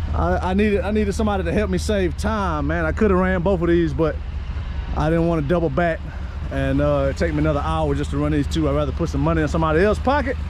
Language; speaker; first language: English; native; English